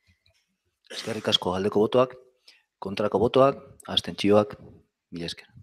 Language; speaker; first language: Basque; non-native, local second language; Spanish